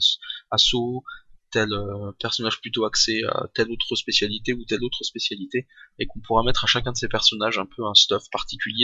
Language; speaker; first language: French; native; French